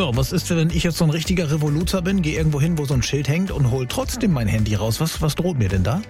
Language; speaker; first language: German; native; German